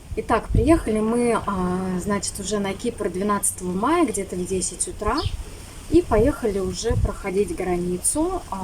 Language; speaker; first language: Russian; native; Russian